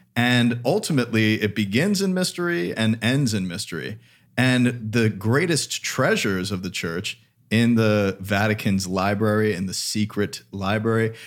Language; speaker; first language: English; native; English